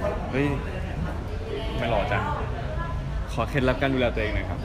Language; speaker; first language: Thai; native; Thai